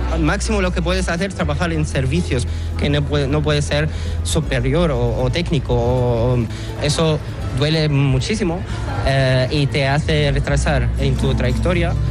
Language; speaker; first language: Spanish; non-native, fluent; Arabic